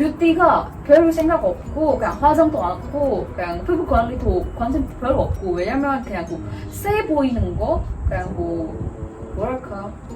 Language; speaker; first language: Korean; non-native, learner; Indonesian